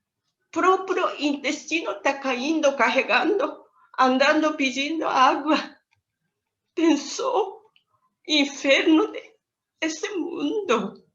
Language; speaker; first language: Portuguese; non-native, learner; Japanese